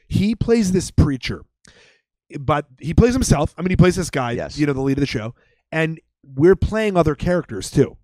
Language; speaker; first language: English; native; English